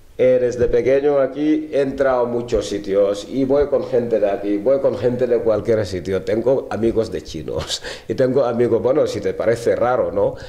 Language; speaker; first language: Spanish; early bilingual, other home language; Wolof